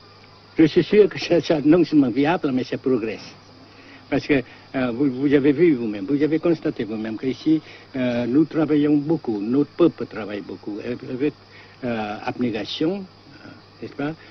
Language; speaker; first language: French; non-native, fluent; Vietnamese